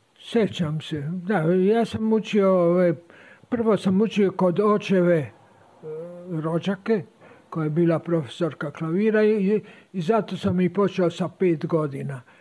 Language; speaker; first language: Serbian; native; Serbian